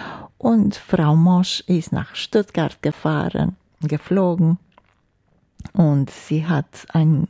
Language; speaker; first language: German; non-native, fluent; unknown